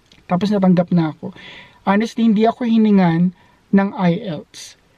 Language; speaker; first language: Filipino; native; Filipino